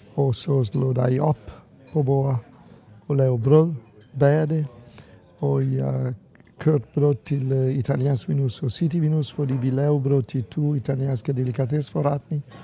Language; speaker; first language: Danish; non-native, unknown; Italian